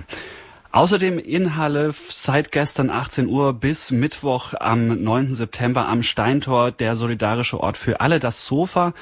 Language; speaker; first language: German; native; German